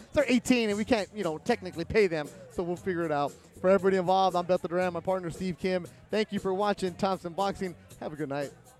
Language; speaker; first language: English; early bilingual, other home language; Spanish